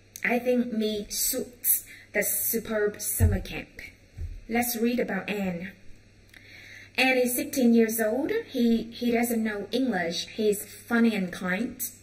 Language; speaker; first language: English; non-native, fluent; Vietnamese